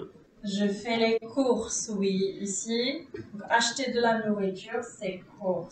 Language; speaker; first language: French; non-native, fluent; Czech